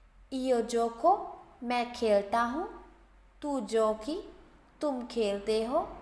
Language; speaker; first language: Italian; non-native, fluent; Urdu